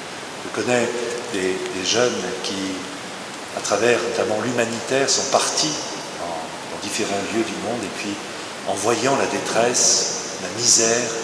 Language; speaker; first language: French; native; French